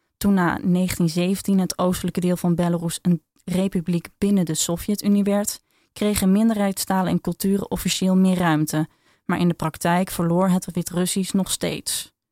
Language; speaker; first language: Dutch; native; Dutch